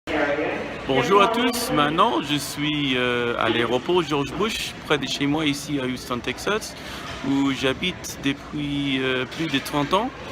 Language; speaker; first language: French; non-native, fluent; English